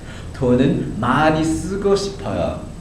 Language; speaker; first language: Korean; non-native, learner; English